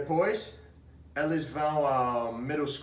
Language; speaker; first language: Portuguese; non-native, fluent; English